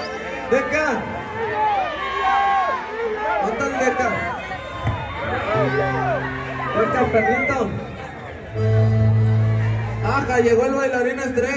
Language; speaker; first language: Spanish; native; Spanish